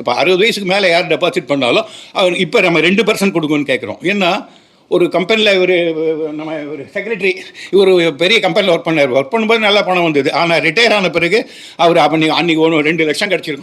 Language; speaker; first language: Tamil; native; Tamil